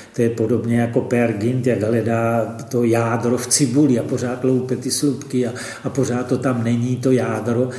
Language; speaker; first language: Czech; native; Czech